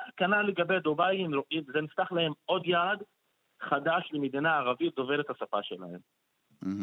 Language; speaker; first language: Hebrew; non-native, local second language; Arabic